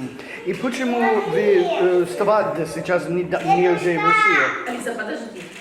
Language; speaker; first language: Russian; non-native, learner; English